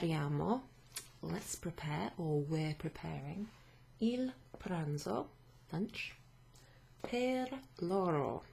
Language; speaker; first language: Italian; non-native, fluent; English